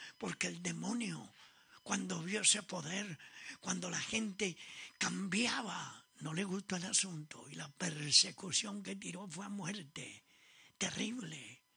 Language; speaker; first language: Spanish; early bilingual, other home language; Italian